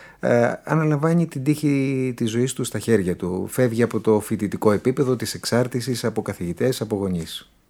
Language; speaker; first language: Greek; native; Greek